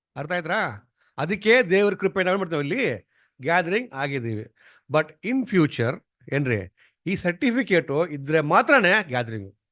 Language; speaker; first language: Kannada; non-native, local second language; Tamil